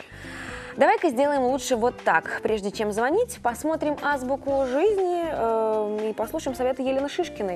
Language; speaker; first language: Russian; native; Russian